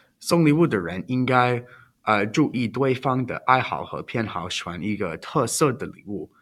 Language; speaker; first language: Chinese; non-native, learner; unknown